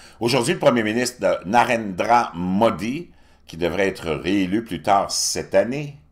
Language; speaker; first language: French; native; French